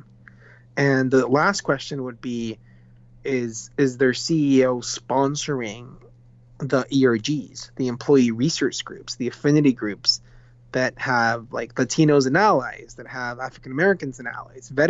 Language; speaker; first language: English; non-native, fluent; Spanish